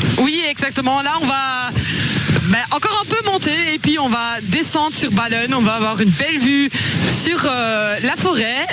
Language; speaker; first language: French; native; French